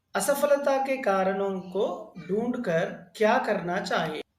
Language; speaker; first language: Hindi; non-native, local second language; Telugu